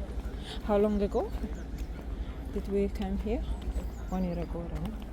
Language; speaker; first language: English; non-native, fluent; Italian